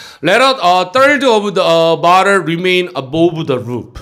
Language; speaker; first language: English; non-native, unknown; Korean